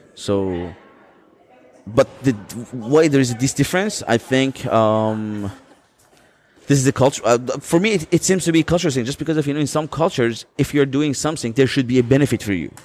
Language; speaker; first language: English; non-native, fluent; Azerbaijani